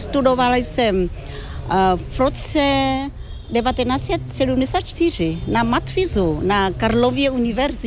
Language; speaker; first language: Czech; non-native, fluent; Vietnamese